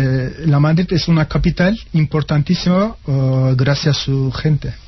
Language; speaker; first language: Spanish; non-native, fluent; Turkish